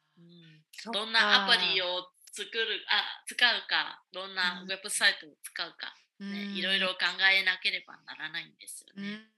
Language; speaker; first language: Japanese; non-native, fluent; Vietnamese